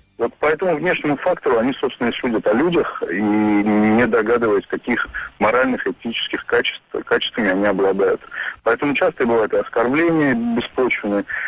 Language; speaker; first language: Russian; early bilingual, other home language; Armenian